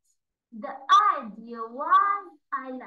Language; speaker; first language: English; non-native, fluent; Arabic